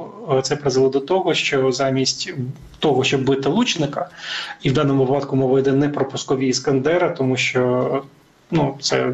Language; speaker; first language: Ukrainian; native; Ukrainian